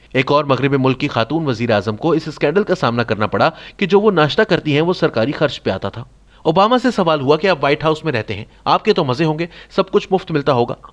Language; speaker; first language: Urdu; non-native, local second language; Saraiki